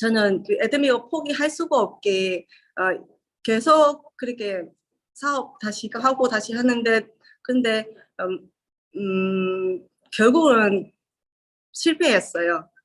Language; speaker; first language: Korean; non-native, learner; Vietnamese